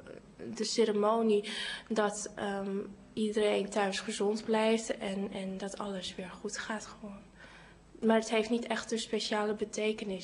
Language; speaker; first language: Dutch; early bilingual, other home language; Cantonese